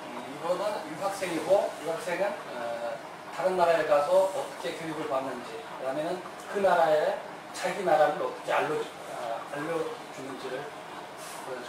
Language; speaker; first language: Korean; non-native, fluent; Kyrgyz